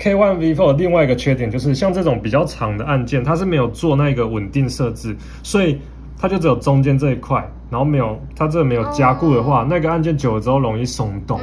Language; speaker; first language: Chinese; native; Chinese